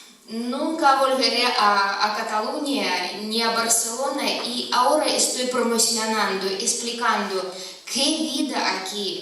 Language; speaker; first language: Spanish; non-native, fluent; Russian